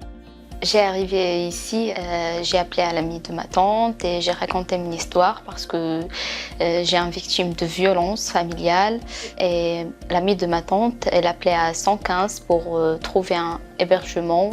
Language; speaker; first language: French; non-native, learner; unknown